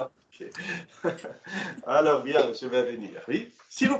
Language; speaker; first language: French; non-native, local second language; German